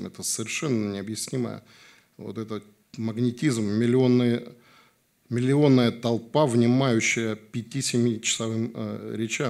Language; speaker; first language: Russian; native; Russian